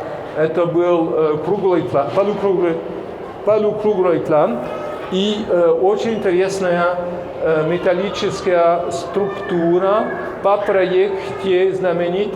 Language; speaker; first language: Russian; non-native, fluent; French